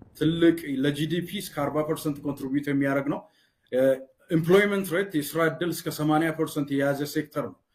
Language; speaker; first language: Amharic; non-native, local second language; Oromo